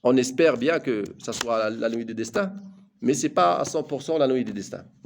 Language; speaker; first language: French; non-native, local second language; Arabic